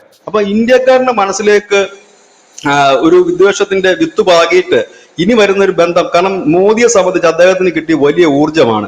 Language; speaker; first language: Malayalam; native; Malayalam